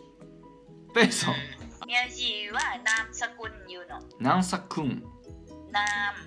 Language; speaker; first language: Japanese; non-native, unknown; Thai